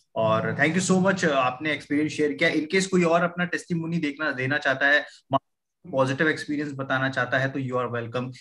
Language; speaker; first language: Hindi; native; Hindi